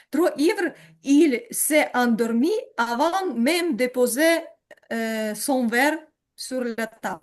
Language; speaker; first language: French; non-native, learner; Ukrainian